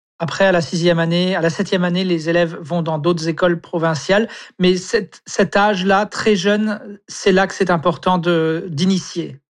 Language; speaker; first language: French; native; French